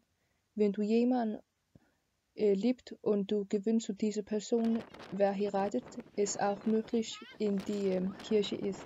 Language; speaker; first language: German; non-native, learner; Danish